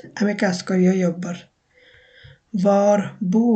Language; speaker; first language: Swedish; non-native, fluent; Bangla